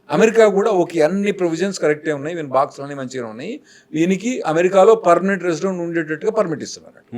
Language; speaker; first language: Telugu; native; Telugu